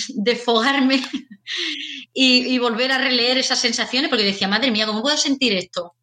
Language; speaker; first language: Spanish; native; Spanish